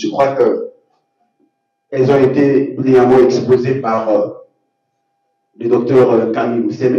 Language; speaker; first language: French; non-native, local second language; Lingala